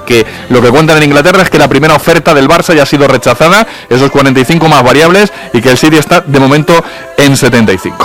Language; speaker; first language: Spanish; native; Spanish